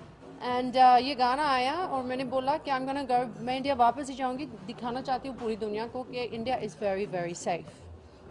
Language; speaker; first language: Hindi; early bilingual, heritage; English